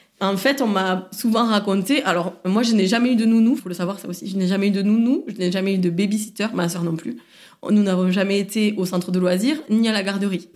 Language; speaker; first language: French; native; French